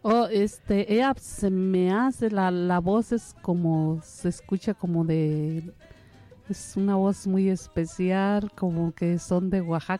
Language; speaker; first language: Spanish; native; Spanish